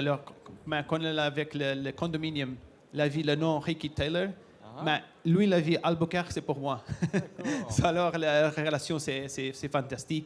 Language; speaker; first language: French; non-native, learner; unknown